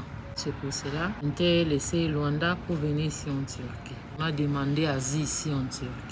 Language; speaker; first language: French; non-native, learner; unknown